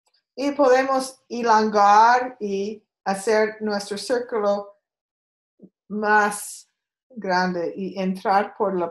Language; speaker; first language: Spanish; non-native, learner; English